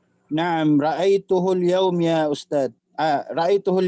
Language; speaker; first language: Arabic; non-native, learner; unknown